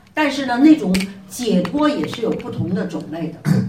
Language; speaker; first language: Chinese; native; Chinese